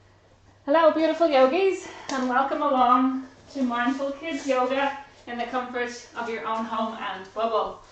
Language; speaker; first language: English; native; English